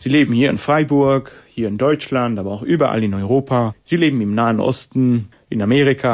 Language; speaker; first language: German; non-native, fluent; Hebrew